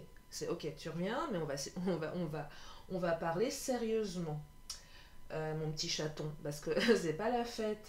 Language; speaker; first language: French; native; French